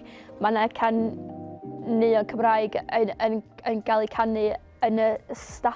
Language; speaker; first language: Welsh; native; Welsh